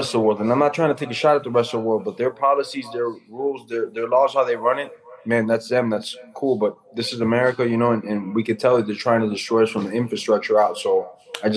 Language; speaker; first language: English; native; English